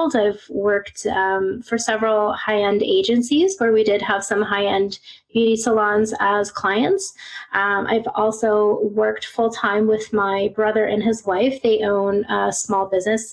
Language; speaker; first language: English; native; English